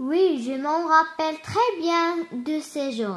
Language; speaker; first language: French; non-native, learner; Arabic